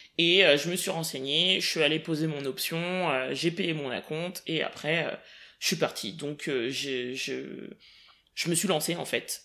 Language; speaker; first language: French; native; French